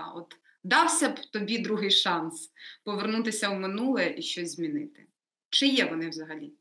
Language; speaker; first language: Ukrainian; native; Ukrainian